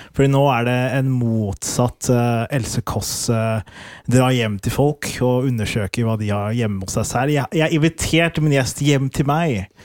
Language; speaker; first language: Norwegian; early bilingual, other home language; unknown